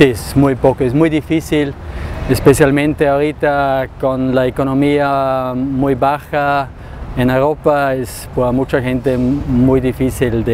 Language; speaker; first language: Spanish; non-native, learner; German